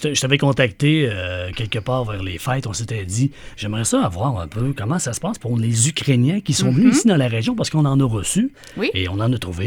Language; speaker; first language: French; native; French